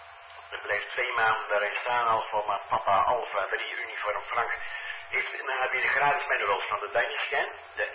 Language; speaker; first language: Dutch; native; Dutch